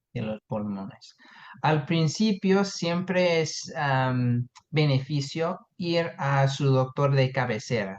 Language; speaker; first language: Spanish; non-native, fluent; English